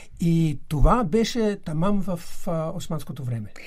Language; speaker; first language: Bulgarian; non-native, fluent; English